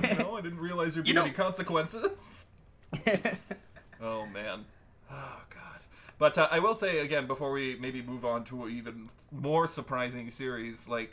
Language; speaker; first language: English; native; English